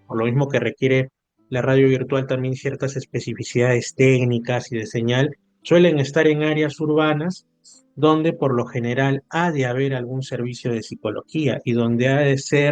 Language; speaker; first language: Spanish; native; Spanish